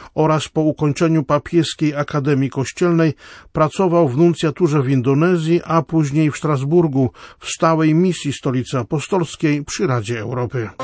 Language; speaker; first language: Polish; native; Polish